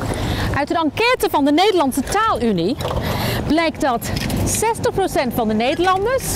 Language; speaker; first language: Dutch; non-native, fluent; English